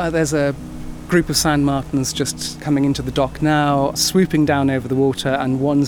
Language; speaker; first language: English; native; English